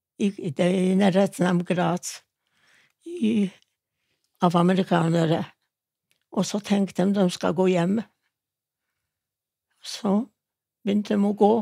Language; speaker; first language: Norwegian; non-native, fluent; Yiddish